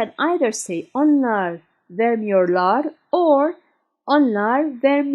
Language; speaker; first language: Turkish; non-native, fluent; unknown